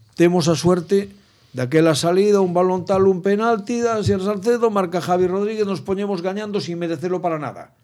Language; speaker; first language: Spanish; non-native, local second language; Galician